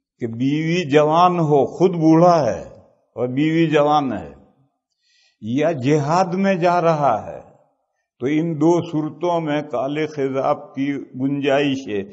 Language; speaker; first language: Urdu; non-native, local second language; Gujarati